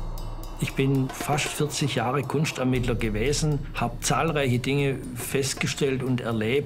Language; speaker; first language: German; native; German